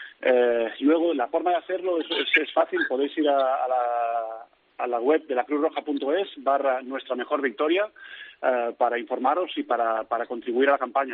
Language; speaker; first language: Spanish; native; Spanish